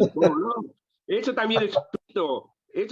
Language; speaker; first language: Spanish; native; Spanish